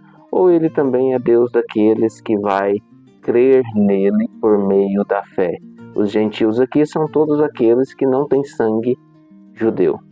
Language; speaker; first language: Portuguese; native; Portuguese